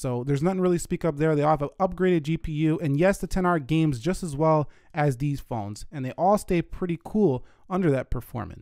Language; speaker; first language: English; native; English